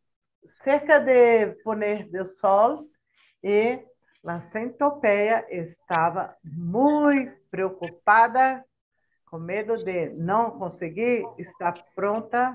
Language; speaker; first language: Spanish; non-native, learner; Portuguese